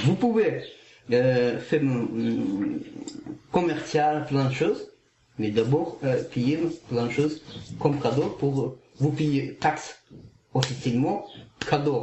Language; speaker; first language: French; non-native, learner; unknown